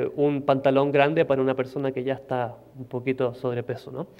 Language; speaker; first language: Spanish; native; Spanish